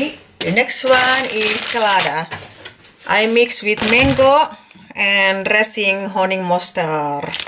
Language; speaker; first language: English; non-native, learner; Indonesian